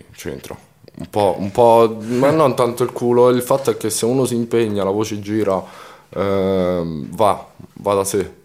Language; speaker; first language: Italian; early bilingual, other home language; Romanian